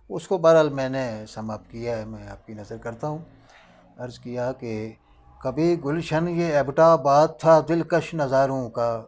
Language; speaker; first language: Urdu; non-native, local second language; Northern Hindko